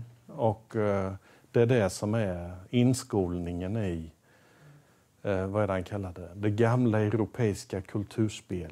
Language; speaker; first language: Swedish; native; Swedish